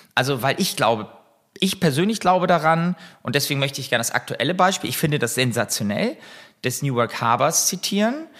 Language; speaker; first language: German; native; German